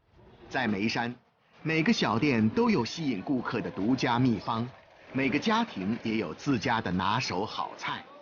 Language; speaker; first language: Chinese; native; Chinese